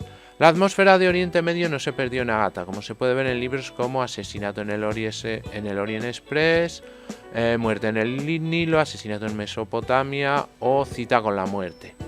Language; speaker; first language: Spanish; native; Spanish